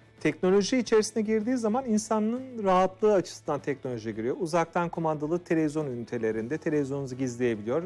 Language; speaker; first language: Turkish; native; Turkish